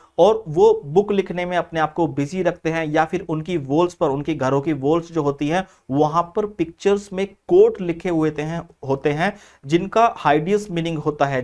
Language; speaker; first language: Hindi; native; Hindi